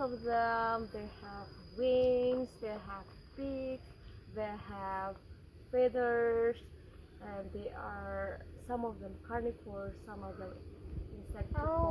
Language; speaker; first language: English; non-native, learner; Indonesian